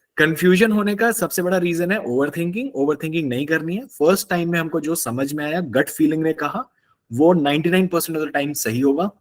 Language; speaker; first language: Hindi; native; Hindi